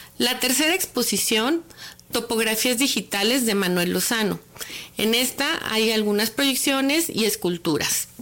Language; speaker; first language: Spanish; native; Spanish